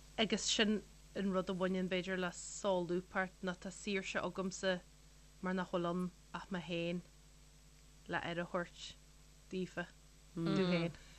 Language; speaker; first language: Irish; native; Irish